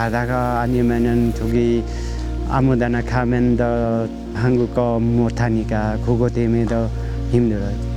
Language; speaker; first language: Korean; non-native, learner; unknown